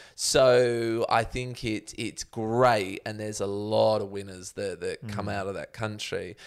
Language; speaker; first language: English; native; English